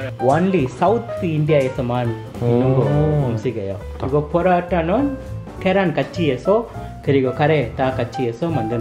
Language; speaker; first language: Korean; non-native, learner; Tamil